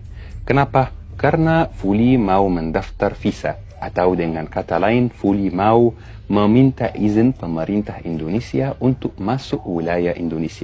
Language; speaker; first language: Indonesian; non-native, fluent; Arabic